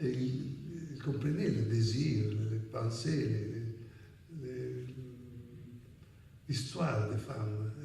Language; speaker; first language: French; non-native, fluent; Italian